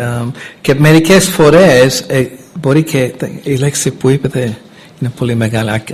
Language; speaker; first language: Greek; non-native, fluent; English